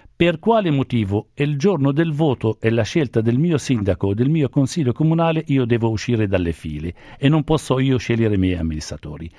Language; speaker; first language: Italian; non-native, fluent; Arabic